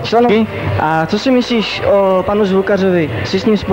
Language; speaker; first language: Czech; native; Czech